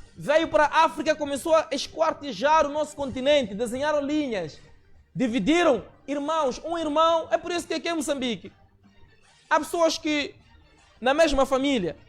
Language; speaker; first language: Portuguese; non-native, local second language; Tsonga